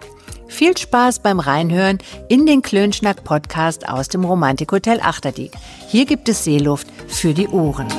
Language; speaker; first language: German; native; German